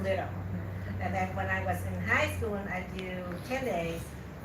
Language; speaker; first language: English; non-native, learner; Vietnamese